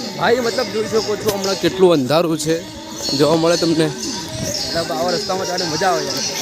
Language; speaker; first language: Gujarati; native; Gujarati